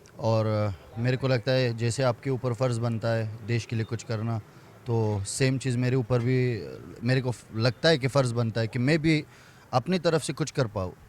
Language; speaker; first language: Hindi; non-native, fluent; Persian